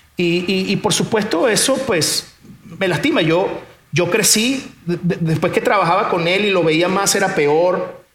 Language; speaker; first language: Spanish; early bilingual, other home language; Portuguese